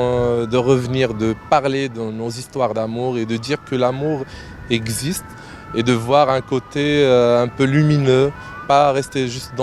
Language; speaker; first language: French; non-native, local second language; Arabic